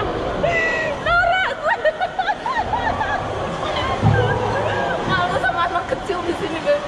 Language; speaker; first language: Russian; non-native, learner; Indonesian